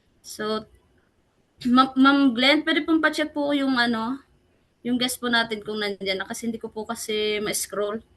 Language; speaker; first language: Filipino; non-native, local second language; Bikol